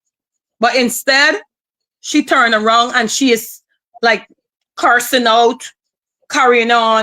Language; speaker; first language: English; native; English